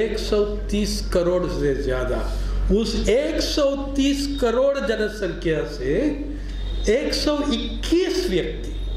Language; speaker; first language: Hindi; non-native, local second language; Telugu